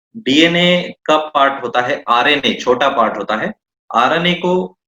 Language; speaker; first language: Hindi; non-native, local second language; Marathi